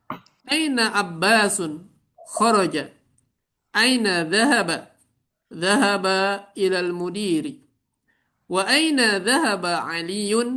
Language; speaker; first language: Arabic; non-native, learner; Indonesian